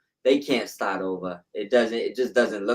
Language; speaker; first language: English; native; English